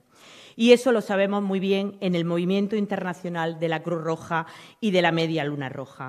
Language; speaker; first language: Spanish; native; Spanish